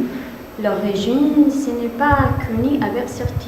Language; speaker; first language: French; non-native, learner; Spanish